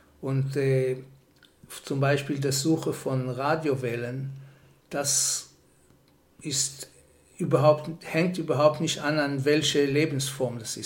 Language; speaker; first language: German; non-native, fluent; Hebrew